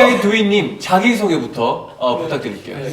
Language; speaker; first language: Korean; native; Korean